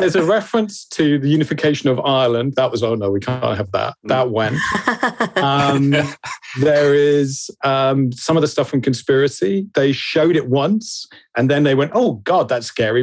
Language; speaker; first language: English; native; English